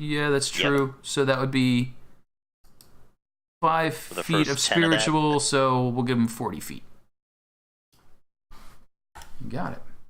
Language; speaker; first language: English; native; English